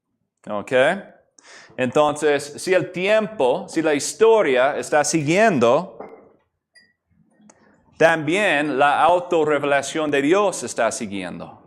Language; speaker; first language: Spanish; non-native, fluent; English